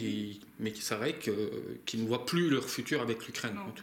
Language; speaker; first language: French; native; French